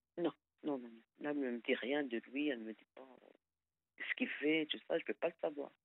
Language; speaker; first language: French; non-native, fluent; Arabic